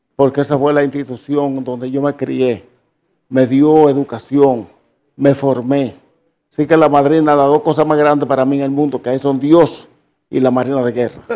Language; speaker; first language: Spanish; native; Spanish